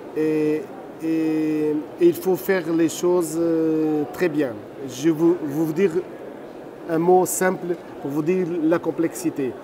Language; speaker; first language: French; non-native, fluent; Portuguese